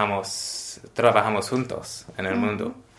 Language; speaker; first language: Spanish; non-native, learner; English